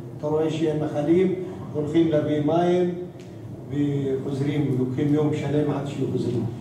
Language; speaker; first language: Hebrew; non-native, local second language; Arabic